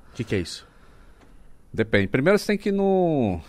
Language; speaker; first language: Portuguese; native; Portuguese